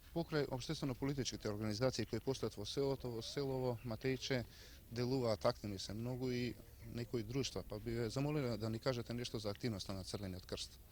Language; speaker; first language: Macedonian; native; Macedonian